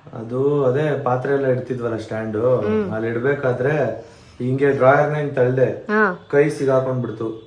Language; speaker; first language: Kannada; native; Kannada